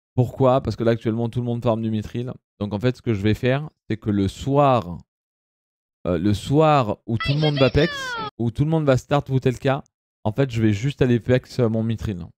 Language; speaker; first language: French; early bilingual, other home language; Italian